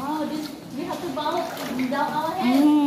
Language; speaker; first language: English; non-native, learner; Vietnamese